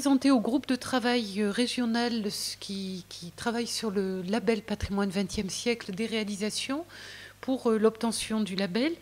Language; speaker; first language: French; native; French